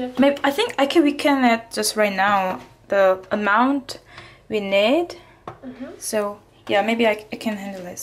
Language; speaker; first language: English; non-native, learner; Korean